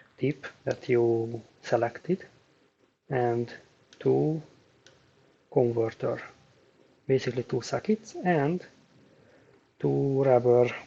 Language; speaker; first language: English; non-native, fluent; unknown